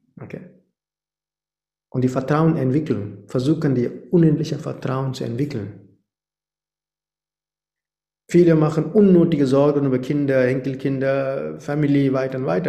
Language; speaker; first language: German; non-native, fluent; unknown